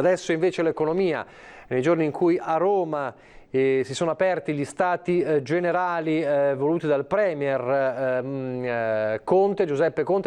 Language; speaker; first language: Italian; native; Italian